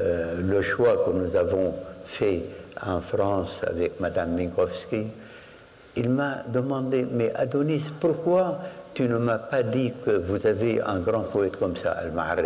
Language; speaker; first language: French; non-native, fluent; Arabic